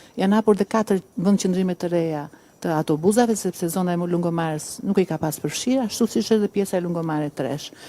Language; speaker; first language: Albanian; native; Albanian